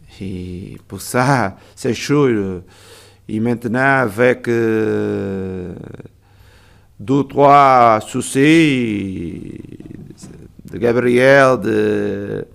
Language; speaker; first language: French; non-native, learner; Portuguese